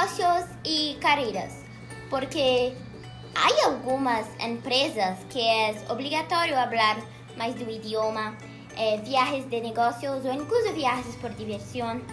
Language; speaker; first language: Spanish; non-native, learner; Portuguese